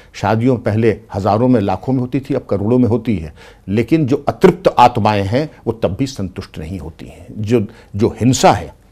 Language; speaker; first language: Hindi; native; Hindi